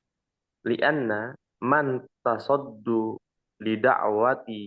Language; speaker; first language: Arabic; non-native, learner; Indonesian